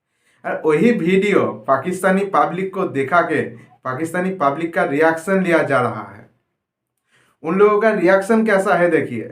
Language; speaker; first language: Hindi; non-native, local second language; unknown